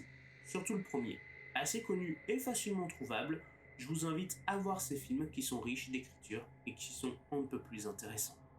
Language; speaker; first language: French; native; French